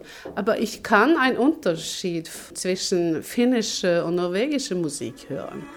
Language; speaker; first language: German; non-native, fluent; Norwegian